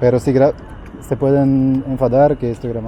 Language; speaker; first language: Spanish; non-native, learner; Slovak